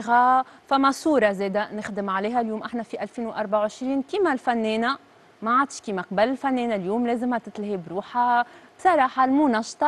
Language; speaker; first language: Arabic; native; Arabic